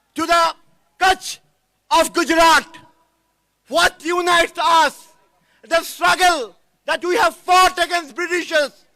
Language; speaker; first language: English; non-native, local second language; Bangla